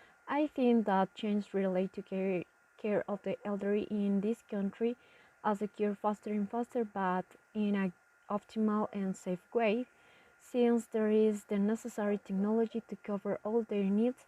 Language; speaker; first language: English; non-native, learner; Spanish